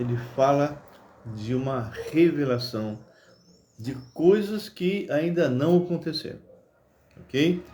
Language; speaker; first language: Portuguese; native; Portuguese